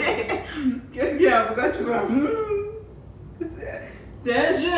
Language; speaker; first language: French; non-native, learner; Haitian Creole